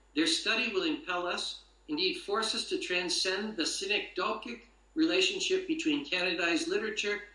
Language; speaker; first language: English; native; English